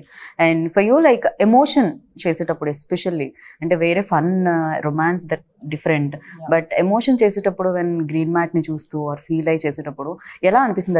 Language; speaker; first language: Telugu; native; Telugu